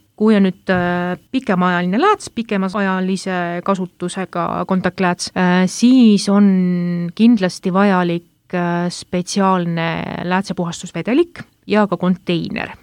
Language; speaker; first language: Estonian; native; Estonian